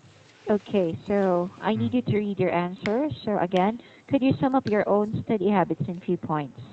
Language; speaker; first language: English; non-native, fluent; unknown